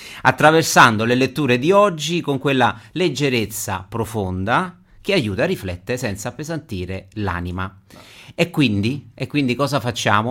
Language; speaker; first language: Italian; native; Italian